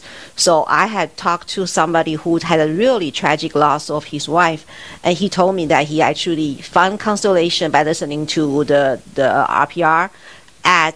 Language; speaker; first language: English; non-native, fluent; Chinese